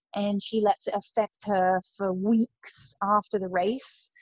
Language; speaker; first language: English; native; English